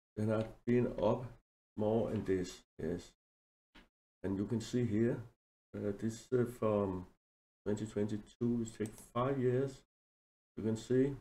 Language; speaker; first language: English; non-native, learner; Danish